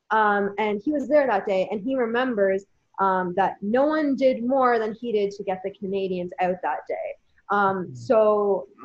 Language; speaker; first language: English; native; English